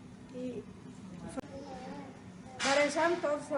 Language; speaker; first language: Catalan; non-native, learner; Portuguese